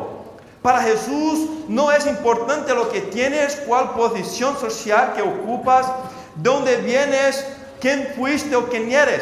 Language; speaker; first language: Spanish; non-native, fluent; Portuguese